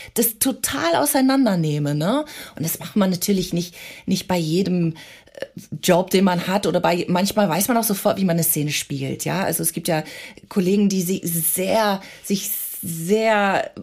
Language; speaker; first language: German; early bilingual, other home language; English